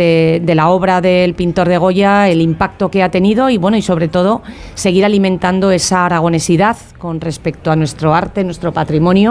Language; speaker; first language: Spanish; native; Spanish